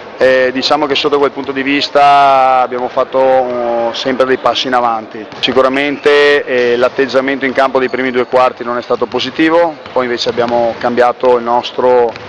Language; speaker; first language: Italian; native; Italian